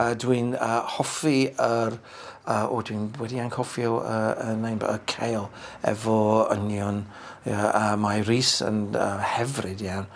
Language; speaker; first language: Welsh; non-native, learner; English